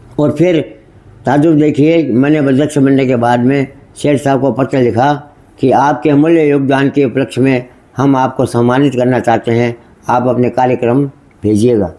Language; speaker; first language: Hindi; native; Hindi